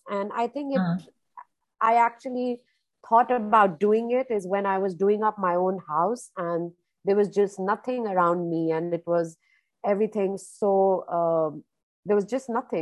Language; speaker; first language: English; non-native, local second language; Hindi